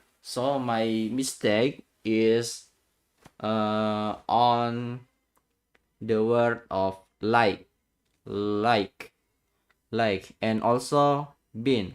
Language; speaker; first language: English; non-native, learner; Indonesian